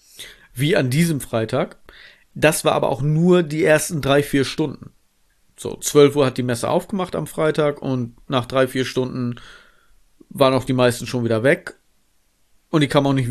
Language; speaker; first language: German; native; German